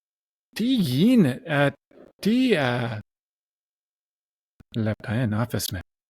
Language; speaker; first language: Greek; non-native, learner; English